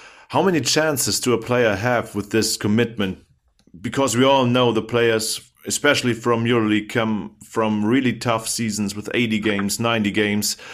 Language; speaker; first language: English; non-native, fluent; German